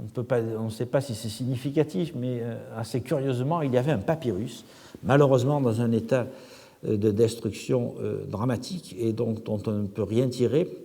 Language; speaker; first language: French; native; French